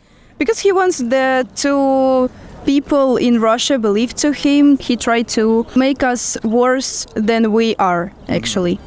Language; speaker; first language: English; non-native, learner; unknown